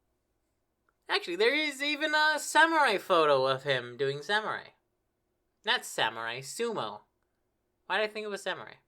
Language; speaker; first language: English; native; English